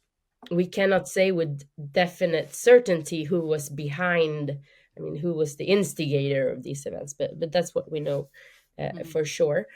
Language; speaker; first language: English; non-native, fluent; Swedish